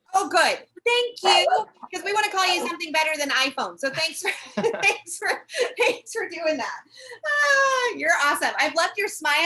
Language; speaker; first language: English; native; English